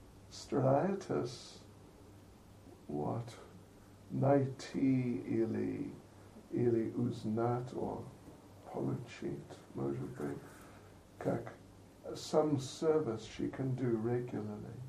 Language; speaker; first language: Russian; non-native, learner; English